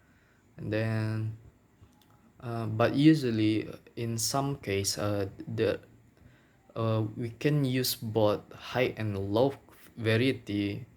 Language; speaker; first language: English; non-native, local second language; Minangkabau